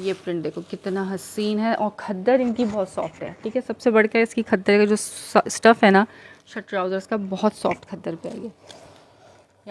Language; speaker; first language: Urdu; native; Urdu